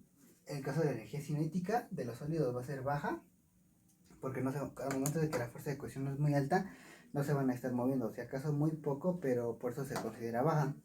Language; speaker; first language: Spanish; native; Spanish